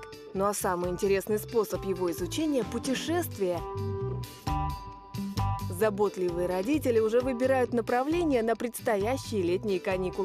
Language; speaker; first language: Russian; native; Russian